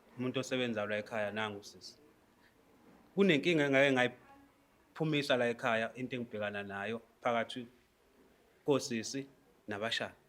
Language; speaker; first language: Zulu; native; Zulu